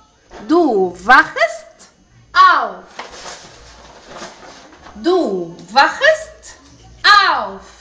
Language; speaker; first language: German; non-native, fluent; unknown